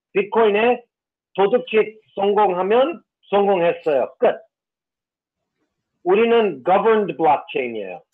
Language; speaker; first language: Korean; non-native, fluent; English